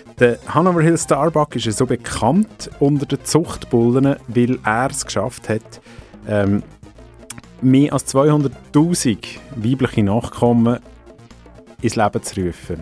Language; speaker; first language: German; native; German